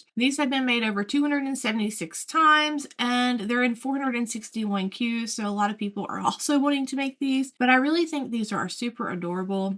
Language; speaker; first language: English; native; English